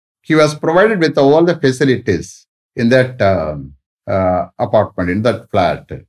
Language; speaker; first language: English; non-native, local second language; Tamil